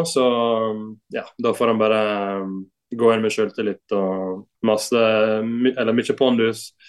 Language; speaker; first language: Norwegian; native; Norwegian